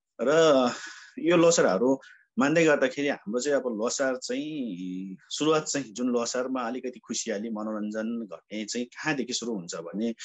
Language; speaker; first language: Nepali; non-native, local second language; Sherpa